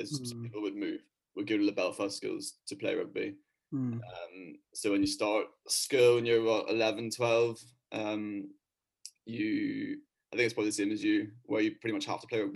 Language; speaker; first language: English; native; English